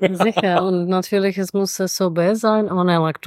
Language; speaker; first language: German; non-native, fluent; Czech